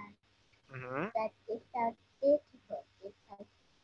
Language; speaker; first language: English; non-native, learner; Vietnamese